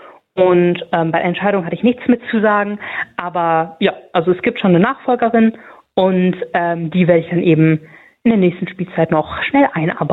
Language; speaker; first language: German; native; German